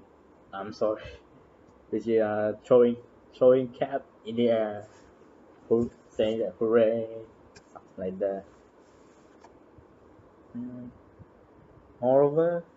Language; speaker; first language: English; non-native, local second language; Malay